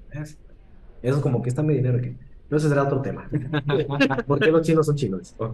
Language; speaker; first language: Spanish; native; Spanish